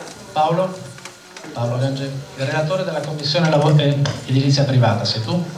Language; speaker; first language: Italian; native; Italian